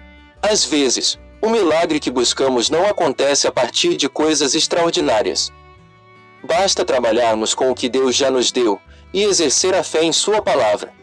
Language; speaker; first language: Portuguese; native; Portuguese